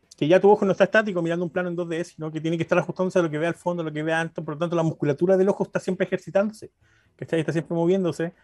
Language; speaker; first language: Spanish; native; Spanish